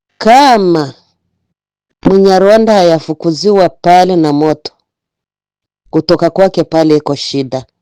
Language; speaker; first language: Swahili; native; Swahili